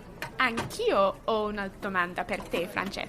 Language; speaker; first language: Italian; non-native, learner; English